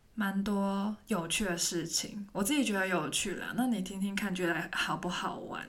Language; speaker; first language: Chinese; non-native, local second language; Cantonese